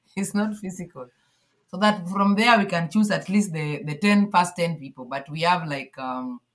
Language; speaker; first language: English; non-native, local second language; Luo (Kenya and Tanzania)